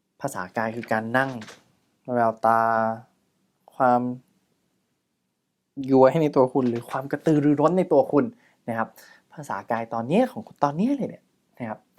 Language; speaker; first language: Thai; native; Thai